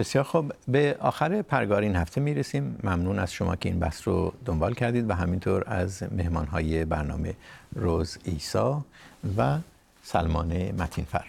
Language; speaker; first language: Persian; native; Persian